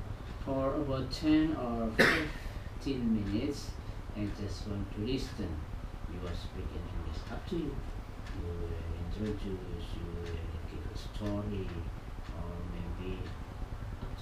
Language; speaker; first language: English; non-native, learner; Indonesian